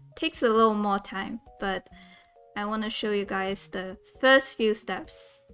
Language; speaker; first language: English; non-native, local second language; Cantonese